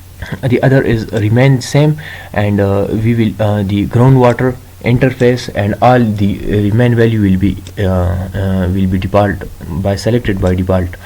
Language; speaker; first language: English; non-native, local second language; Urdu